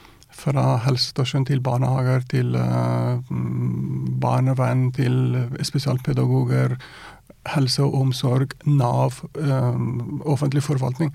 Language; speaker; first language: Norwegian; non-native, fluent; Persian